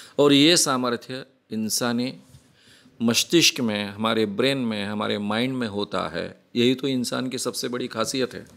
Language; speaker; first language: Hindi; non-native, local second language; Marathi